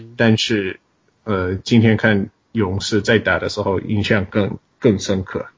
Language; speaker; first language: Chinese; non-native, fluent; English